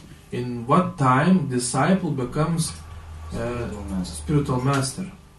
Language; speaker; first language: English; non-native, fluent; Lithuanian